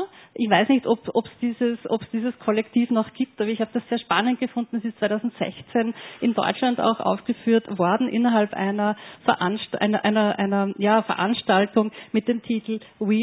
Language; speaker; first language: German; native; German